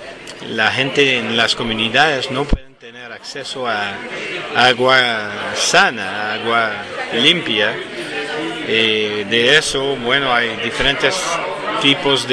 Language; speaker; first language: Spanish; non-native, fluent; French